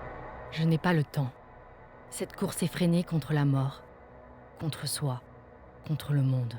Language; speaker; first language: French; native; French